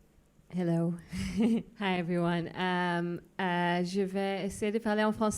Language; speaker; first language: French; non-native, fluent; Hebrew